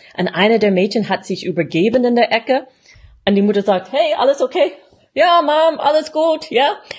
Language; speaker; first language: German; non-native, fluent; English